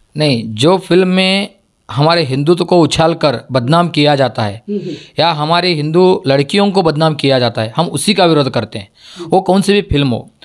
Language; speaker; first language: Hindi; non-native, local second language; Marathi